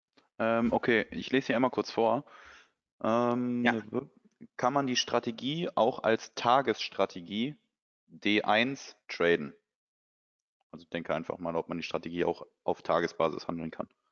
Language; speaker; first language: German; native; German